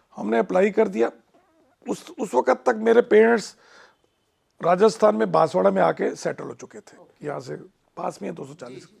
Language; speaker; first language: Hindi; non-native, local second language; Punjabi